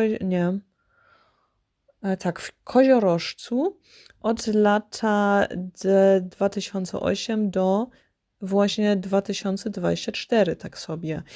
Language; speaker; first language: Polish; early bilingual, heritage; Polish